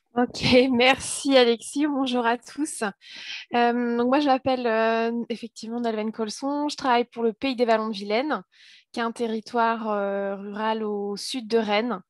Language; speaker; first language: French; native; French